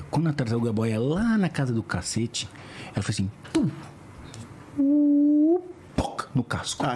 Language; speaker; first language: Portuguese; native; Portuguese